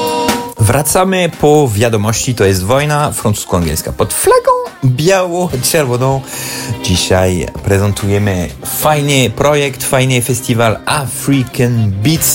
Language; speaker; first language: Polish; non-native, fluent; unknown